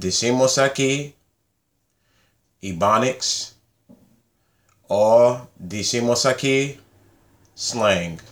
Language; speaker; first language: Spanish; non-native, learner; English